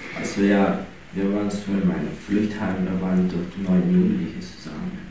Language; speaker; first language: German; non-native, learner; Persian